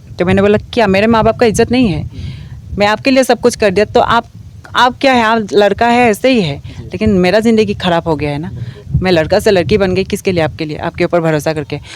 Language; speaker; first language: Hindi; non-native, local second language; Assamese